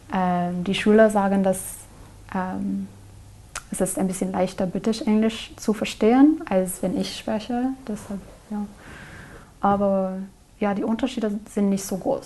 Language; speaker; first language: German; non-native, learner; English